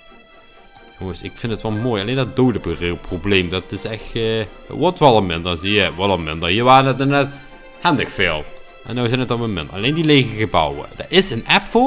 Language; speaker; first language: Dutch; native; Dutch